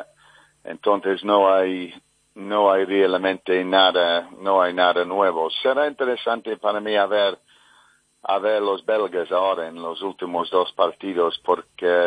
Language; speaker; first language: Spanish; non-native, fluent; English